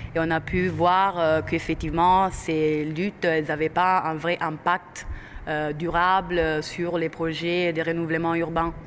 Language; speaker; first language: French; non-native, fluent; Italian